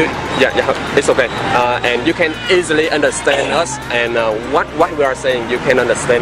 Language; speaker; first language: English; non-native, fluent; Vietnamese